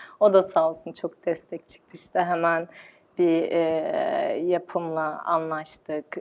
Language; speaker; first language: Turkish; early bilingual, heritage; Turkish